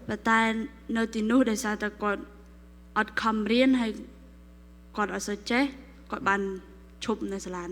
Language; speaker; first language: Khmer; non-native, local second language; Korean